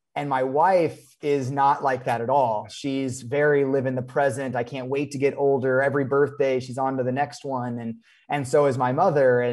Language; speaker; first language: English; native; English